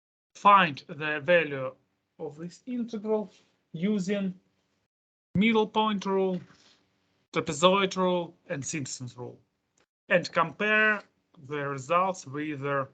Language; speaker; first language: English; non-native, fluent; Russian